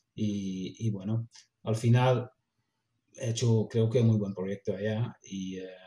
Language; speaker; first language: Spanish; non-native, fluent; Dutch